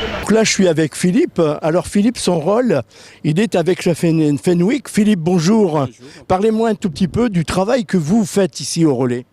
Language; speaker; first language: French; native; French